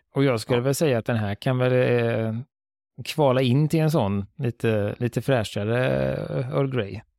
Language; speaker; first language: Swedish; native; Swedish